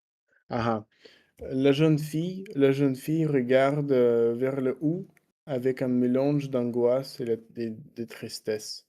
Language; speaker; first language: French; non-native, learner; Russian